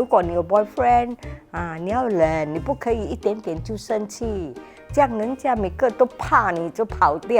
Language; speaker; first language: Chinese; native; Chinese